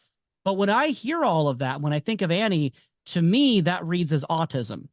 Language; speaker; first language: English; native; English